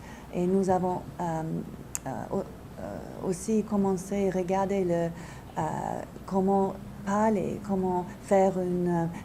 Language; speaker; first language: French; non-native, learner; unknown